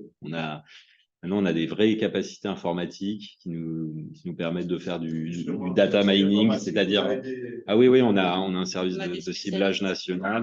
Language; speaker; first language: French; native; French